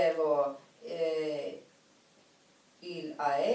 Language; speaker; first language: Italian; non-native, learner; Russian